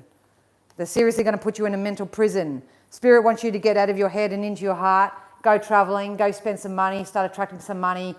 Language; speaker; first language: English; native; English